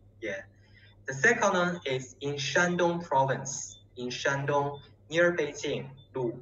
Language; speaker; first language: English; non-native, learner; Chinese